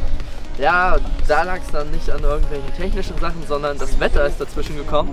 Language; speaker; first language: German; native; German